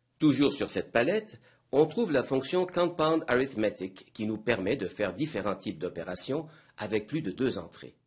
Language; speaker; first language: French; native; French